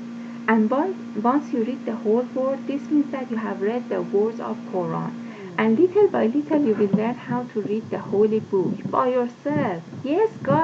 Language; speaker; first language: English; non-native, fluent; Persian